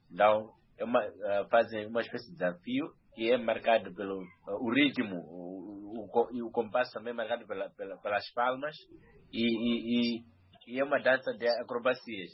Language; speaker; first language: Portuguese; non-native, local second language; Nyanja